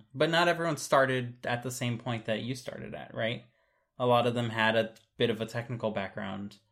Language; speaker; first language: English; native; English